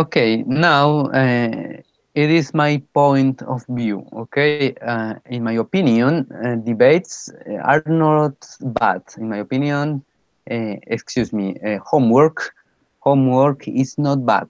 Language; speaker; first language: English; non-native, fluent; Spanish